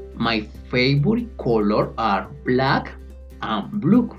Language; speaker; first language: English; non-native, learner; Spanish